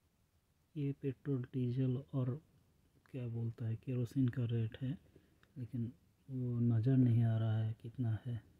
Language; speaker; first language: Hindi; non-native, local second language; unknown